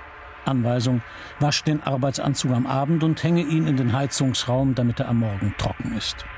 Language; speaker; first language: German; native; German